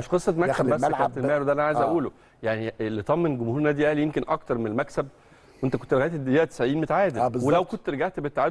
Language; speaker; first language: Arabic; native; Arabic